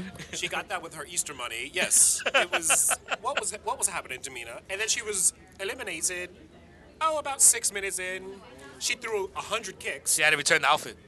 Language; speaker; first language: English; native; English